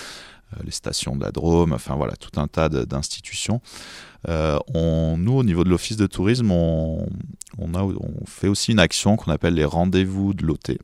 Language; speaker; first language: French; native; French